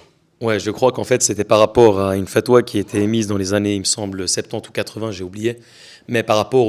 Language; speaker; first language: French; native; French